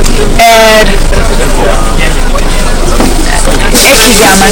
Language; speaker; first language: Icelandic; non-native, learner; English